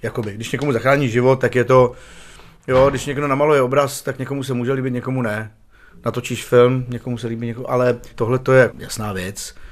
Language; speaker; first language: Czech; native; Czech